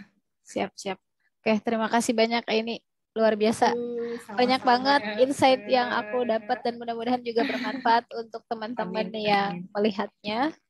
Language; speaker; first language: Indonesian; native; Indonesian